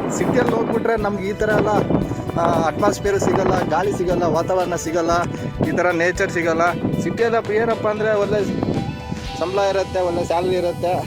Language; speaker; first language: Kannada; non-native, local second language; Telugu